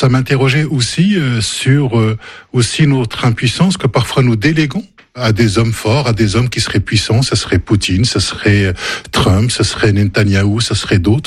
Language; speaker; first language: French; non-native, local second language; Arabic